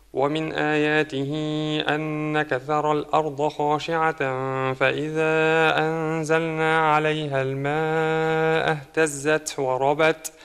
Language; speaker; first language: Urdu; non-native, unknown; Arabic